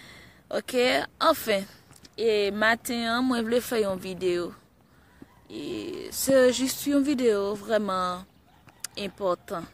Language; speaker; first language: French; non-native, learner; Haitian Creole